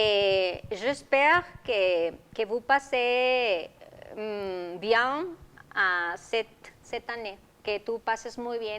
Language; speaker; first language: French; non-native, learner; Spanish